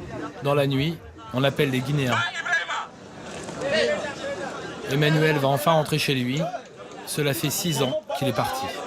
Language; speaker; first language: French; native; French